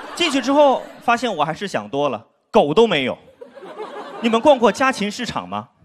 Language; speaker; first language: Chinese; native; Chinese